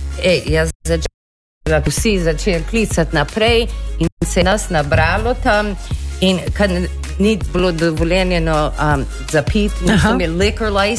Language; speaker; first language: Slovenian; early bilingual, heritage; Slovenian